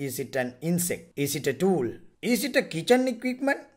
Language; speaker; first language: English; non-native, local second language; Sinhala